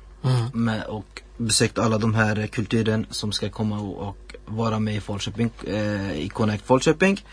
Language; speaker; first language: Swedish; non-native, learner; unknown